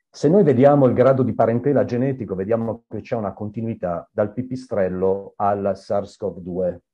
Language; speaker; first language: Italian; native; Italian